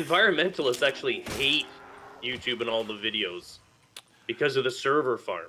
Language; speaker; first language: English; native; English